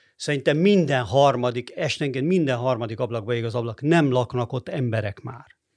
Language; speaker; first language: Hungarian; native; Hungarian